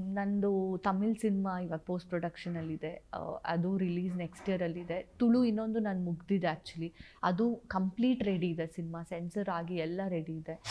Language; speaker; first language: Kannada; non-native, local second language; Tulu